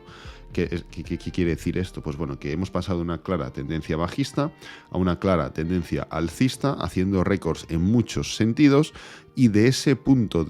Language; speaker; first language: Spanish; native; Spanish